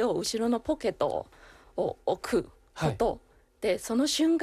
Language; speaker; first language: Japanese; non-native, fluent; Chinese